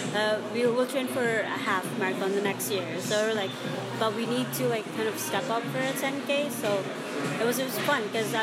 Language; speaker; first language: English; non-native, local second language; Cebuano